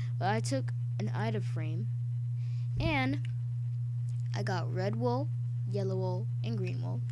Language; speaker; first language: English; native; English